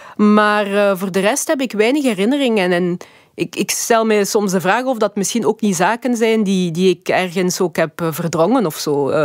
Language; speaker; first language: Dutch; early bilingual, other home language; Lingala